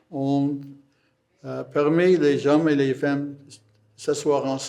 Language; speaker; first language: French; non-native, fluent; English